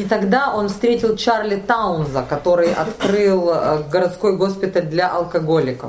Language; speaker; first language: Russian; native; Russian